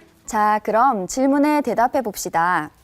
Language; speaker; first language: Korean; native; Korean